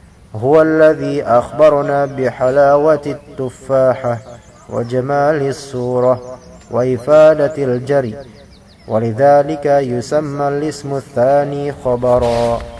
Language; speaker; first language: Arabic; non-native, fluent; Indonesian